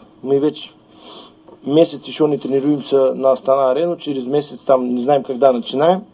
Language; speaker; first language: Russian; non-native, learner; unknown